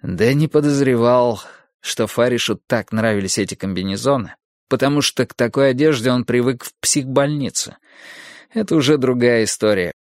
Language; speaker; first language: Russian; native; Russian